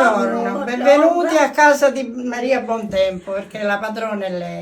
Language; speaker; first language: Italian; native; Italian